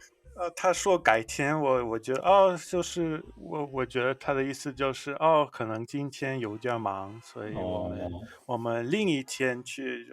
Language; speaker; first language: Chinese; non-native, fluent; English